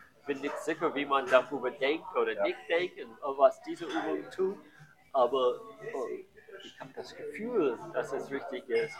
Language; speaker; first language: German; non-native, learner; English